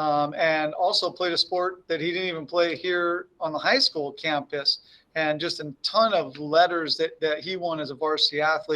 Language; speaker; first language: English; native; English